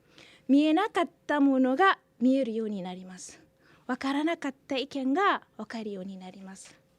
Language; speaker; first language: Japanese; non-native, fluent; Hausa